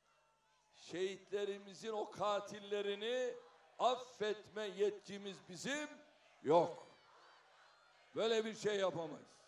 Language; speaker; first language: Turkish; native; Turkish